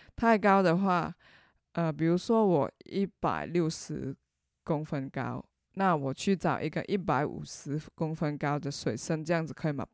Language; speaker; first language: Chinese; non-native, local second language; Cantonese